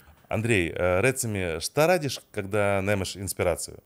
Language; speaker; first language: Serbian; non-native, fluent; Russian